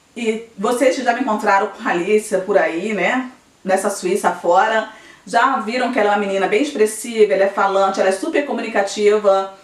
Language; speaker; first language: Portuguese; native; Portuguese